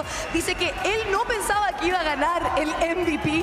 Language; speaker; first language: Spanish; native; Spanish